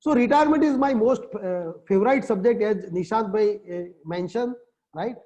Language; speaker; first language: English; non-native, local second language; Gujarati